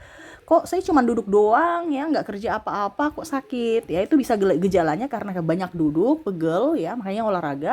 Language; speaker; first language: Indonesian; native; Indonesian